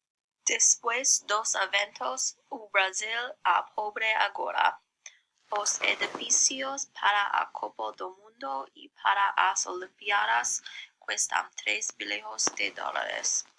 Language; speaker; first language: Portuguese; non-native, learner; English